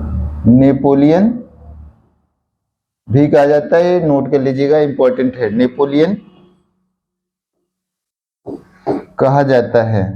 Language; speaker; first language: Hindi; native; Hindi